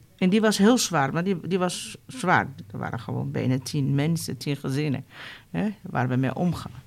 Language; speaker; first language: Dutch; non-native, fluent; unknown